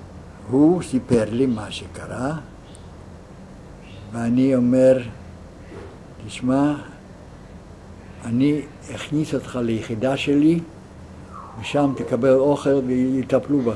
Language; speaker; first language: Hebrew; non-native, fluent; Yiddish